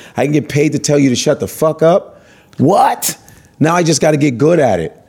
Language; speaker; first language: English; native; English